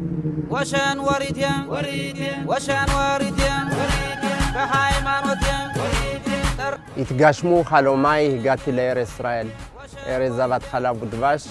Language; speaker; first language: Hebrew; non-native, fluent; Amharic